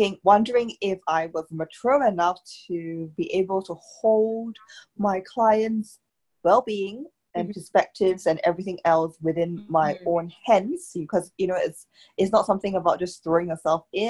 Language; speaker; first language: English; native; English